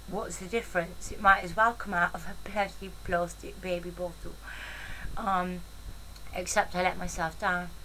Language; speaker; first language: English; native; English